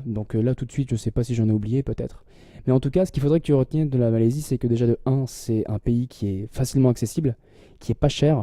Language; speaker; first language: French; native; French